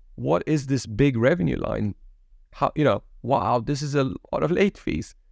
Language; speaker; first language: English; early bilingual, other home language; Polish